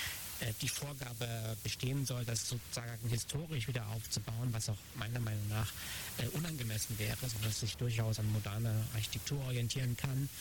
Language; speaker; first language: German; native; German